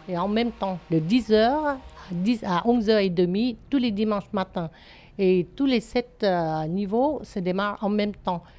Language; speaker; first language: French; non-native, fluent; Vietnamese